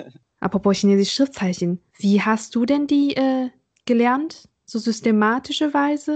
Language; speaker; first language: German; non-native, fluent; Chinese